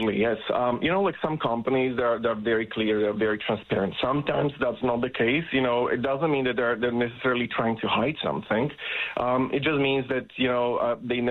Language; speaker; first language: English; non-native, fluent; Slovak